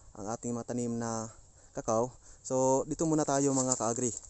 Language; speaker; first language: Filipino; non-native, local second language; Cebuano